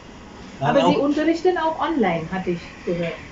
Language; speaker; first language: German; non-native, fluent; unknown